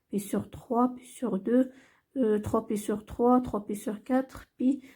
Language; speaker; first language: French; non-native, local second language; Arabic